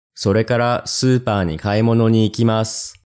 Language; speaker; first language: Japanese; non-native, learner; English